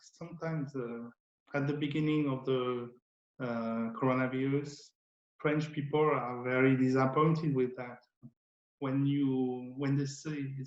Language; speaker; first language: English; non-native, learner; French